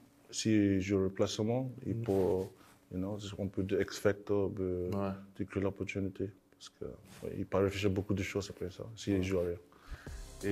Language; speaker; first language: French; non-native, learner; English